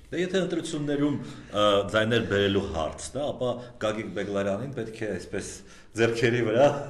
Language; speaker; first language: Armenian; native; Armenian